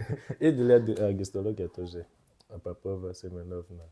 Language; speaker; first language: Russian; non-native, learner; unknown